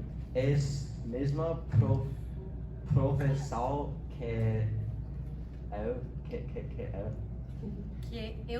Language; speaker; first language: Portuguese; non-native, learner; English